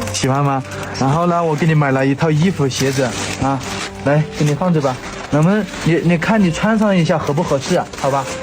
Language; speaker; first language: Chinese; native; Chinese